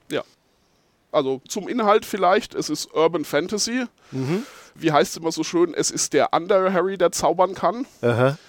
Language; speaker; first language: German; native; German